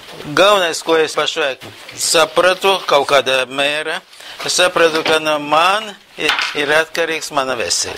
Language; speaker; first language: Latvian; non-native, local second language; Russian